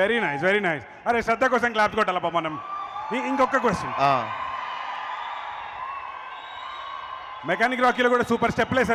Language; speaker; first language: Telugu; native; Telugu